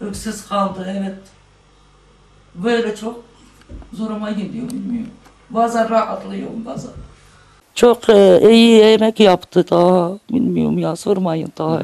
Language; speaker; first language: Turkish; non-native, local second language; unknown